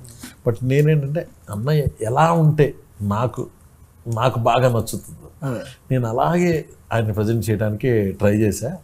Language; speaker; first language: Telugu; native; Telugu